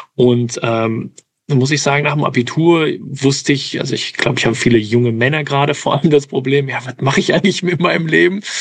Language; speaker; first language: German; early bilingual, other home language; English